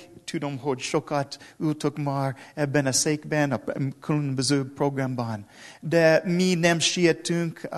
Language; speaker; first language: Hungarian; non-native, learner; English